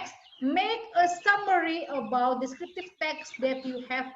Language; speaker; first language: English; non-native, fluent; Indonesian